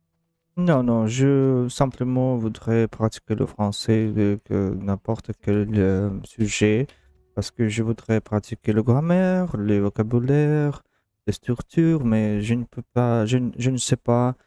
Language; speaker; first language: French; non-native, learner; Russian